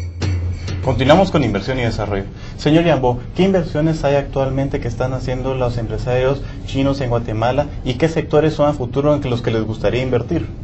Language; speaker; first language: Spanish; native; Spanish